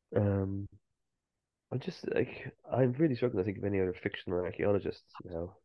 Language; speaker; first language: English; native; English